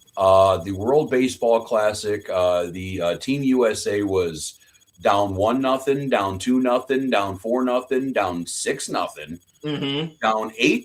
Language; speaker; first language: English; native; English